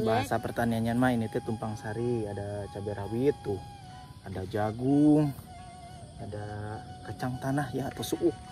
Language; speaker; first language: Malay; non-native, local second language; Sundanese